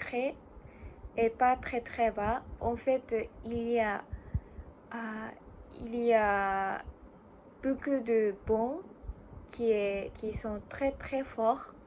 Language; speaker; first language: French; non-native, learner; Japanese